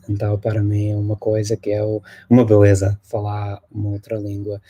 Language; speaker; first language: Portuguese; non-native, fluent; English